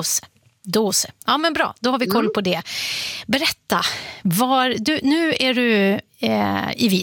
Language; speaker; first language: Swedish; native; Swedish